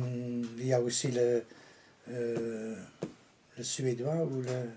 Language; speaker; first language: French; non-native, local second language; Dutch